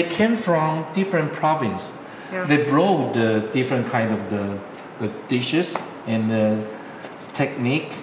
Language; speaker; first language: English; non-native, learner; Chinese